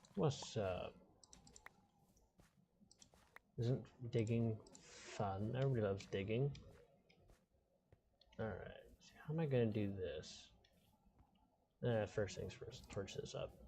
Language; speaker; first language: English; native; English